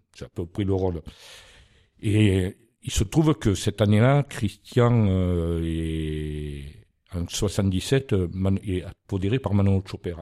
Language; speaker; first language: French; native; French